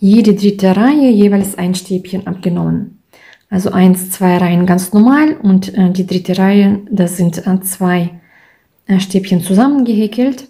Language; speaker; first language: German; non-native, fluent; Russian